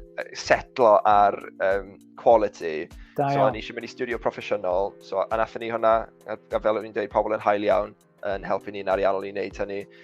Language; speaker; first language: Welsh; native; Welsh